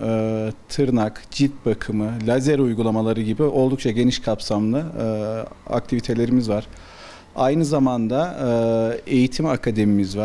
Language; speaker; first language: Turkish; native; Turkish